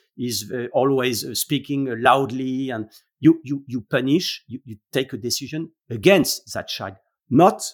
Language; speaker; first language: English; non-native, learner; French